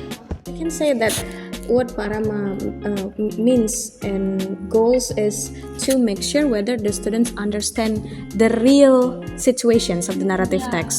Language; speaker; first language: English; non-native, fluent; Indonesian